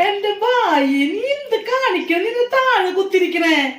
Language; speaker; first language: Malayalam; native; Malayalam